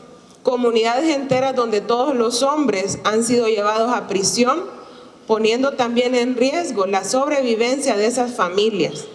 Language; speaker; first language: Spanish; native; Spanish